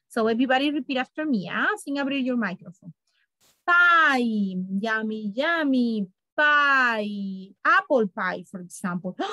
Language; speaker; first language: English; non-native, fluent; Spanish